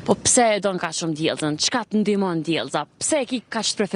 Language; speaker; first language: Albanian; native; Albanian